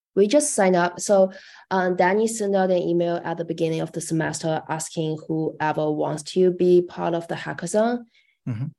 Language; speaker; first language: English; non-native, fluent; Chinese